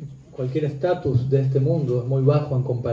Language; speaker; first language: Spanish; native; Spanish